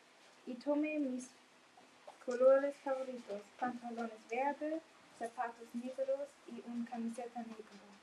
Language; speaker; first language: Spanish; non-native, learner; German